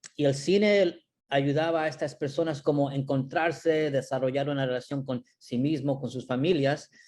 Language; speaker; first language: Spanish; early bilingual, heritage; Spanish